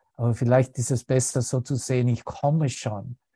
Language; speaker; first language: German; native; German